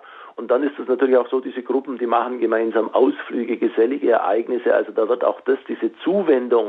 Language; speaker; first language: German; native; German